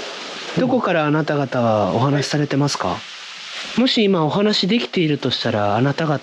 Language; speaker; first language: Japanese; native; Japanese